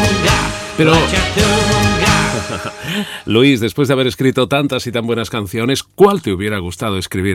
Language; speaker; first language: Spanish; native; Spanish